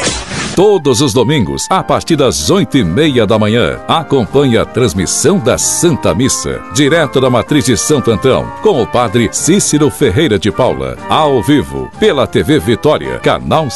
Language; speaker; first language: Portuguese; native; Portuguese